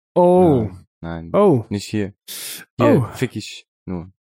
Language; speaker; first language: German; non-native, fluent; Italian